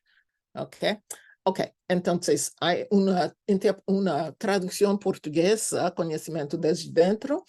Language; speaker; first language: Spanish; non-native, fluent; English